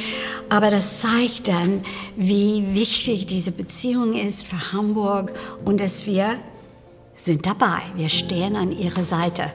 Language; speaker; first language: German; non-native, fluent; English